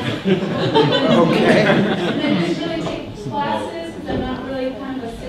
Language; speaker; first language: English; native; English